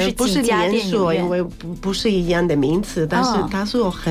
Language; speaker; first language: Chinese; non-native, fluent; Spanish